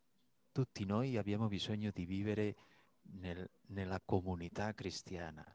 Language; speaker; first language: Italian; non-native, fluent; Spanish